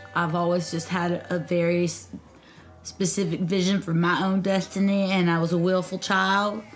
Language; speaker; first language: English; native; English